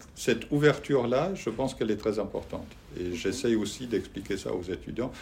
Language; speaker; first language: French; non-native, fluent; German